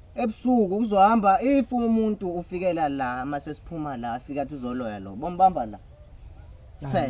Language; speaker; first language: Zulu; non-native, local second language; Xhosa